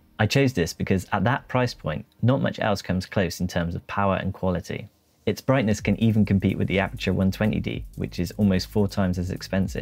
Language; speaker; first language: English; native; English